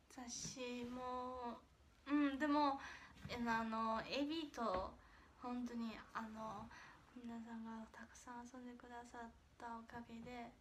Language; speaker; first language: Japanese; non-native, fluent; Chinese